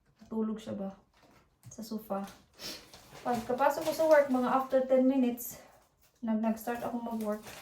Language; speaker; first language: Filipino; native; Filipino